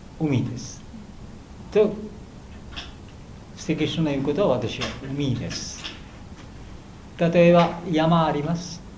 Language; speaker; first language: Japanese; non-native, learner; Bangla